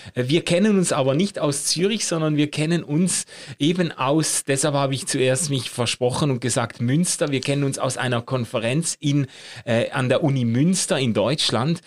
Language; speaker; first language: German; native; German